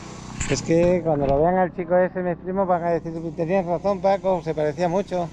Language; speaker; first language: Spanish; native; Spanish